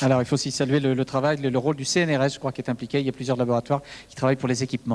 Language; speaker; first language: French; native; French